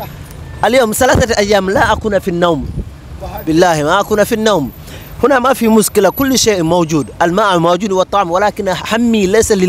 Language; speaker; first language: Arabic; non-native, learner; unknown